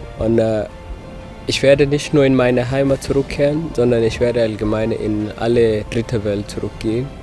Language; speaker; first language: German; non-native, fluent; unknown